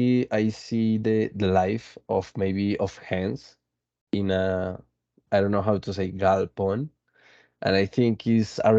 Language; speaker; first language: English; non-native, fluent; Spanish